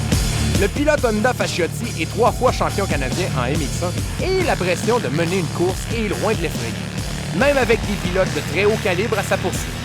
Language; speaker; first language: French; native; French